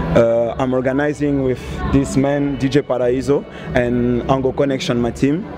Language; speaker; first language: English; non-native, learner; Portuguese